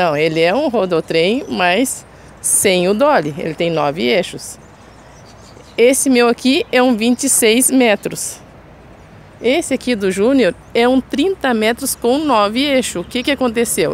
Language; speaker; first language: Portuguese; native; Portuguese